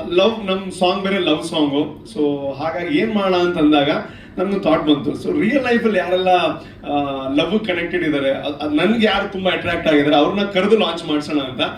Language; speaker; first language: Kannada; non-native, local second language; Tulu